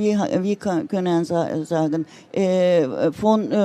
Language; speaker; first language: German; non-native, learner; Turkish